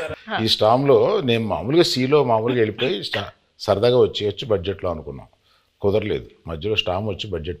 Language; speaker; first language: Telugu; native; Telugu